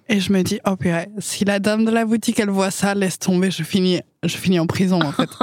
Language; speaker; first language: French; non-native, fluent; English